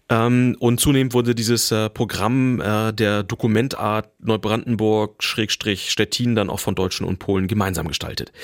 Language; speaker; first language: German; native; German